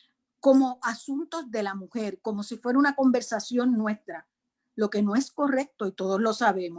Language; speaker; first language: Spanish; native; Spanish